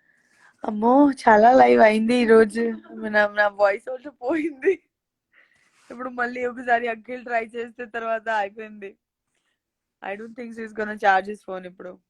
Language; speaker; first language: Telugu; non-native, learner; Gujarati